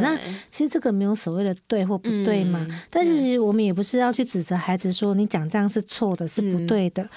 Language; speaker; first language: Chinese; native; Chinese